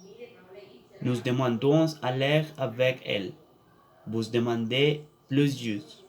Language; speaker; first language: French; non-native, learner; Spanish